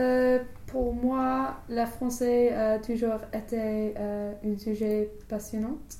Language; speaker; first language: French; non-native, learner; English